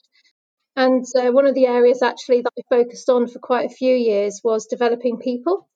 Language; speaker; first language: English; native; English